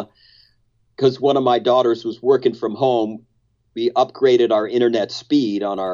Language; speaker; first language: English; native; English